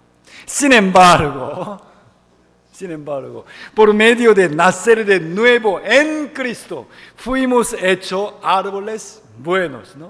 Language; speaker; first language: Spanish; non-native, fluent; Korean